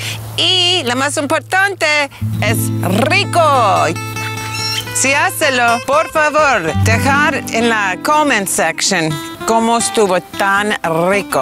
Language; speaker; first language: Spanish; non-native, learner; English